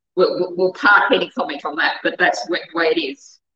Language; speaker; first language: English; native; English